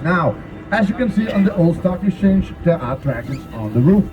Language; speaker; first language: English; non-native, fluent; Danish